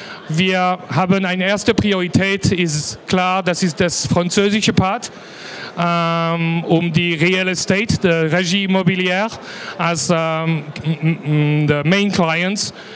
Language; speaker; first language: German; non-native, learner; French